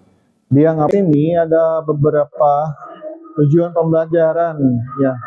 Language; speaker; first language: Indonesian; native; Indonesian